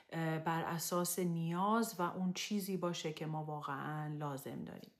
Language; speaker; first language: Persian; native; Persian